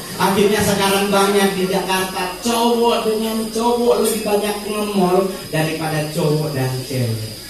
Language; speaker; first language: Indonesian; native; Indonesian